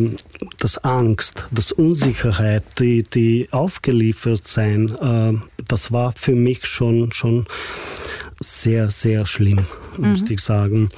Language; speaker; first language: German; non-native, fluent; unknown